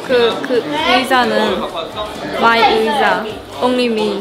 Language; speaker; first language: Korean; non-native, learner; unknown